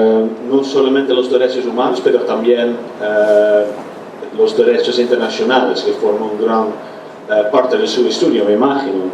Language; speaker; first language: Spanish; non-native, fluent; Dutch